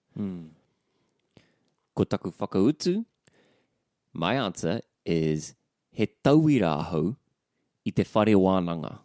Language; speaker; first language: Māori; non-native, learner; English